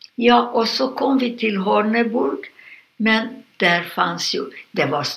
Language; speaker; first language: Swedish; non-native, fluent; Romanian